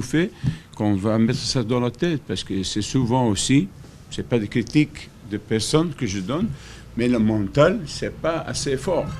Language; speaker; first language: French; non-native, fluent; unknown